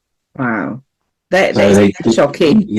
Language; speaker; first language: English; non-native, fluent; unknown